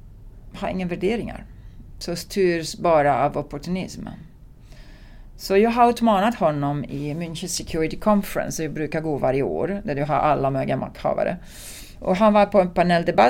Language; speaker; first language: Swedish; non-native, fluent; Italian